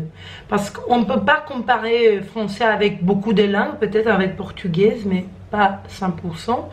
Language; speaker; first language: French; non-native, learner; Croatian